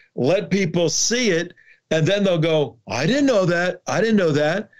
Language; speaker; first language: English; native; English